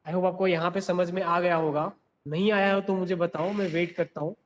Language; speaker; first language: Hindi; non-native, local second language; Gujarati